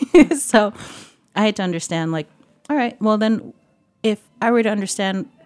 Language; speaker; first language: English; native; English